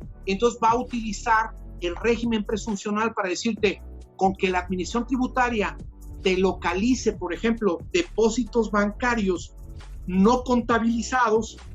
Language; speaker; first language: Spanish; native; Spanish